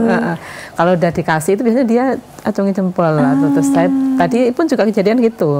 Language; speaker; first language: Indonesian; native; Indonesian